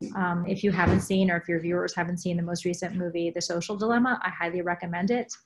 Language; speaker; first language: English; native; English